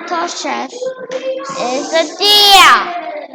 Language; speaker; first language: English; non-native, learner; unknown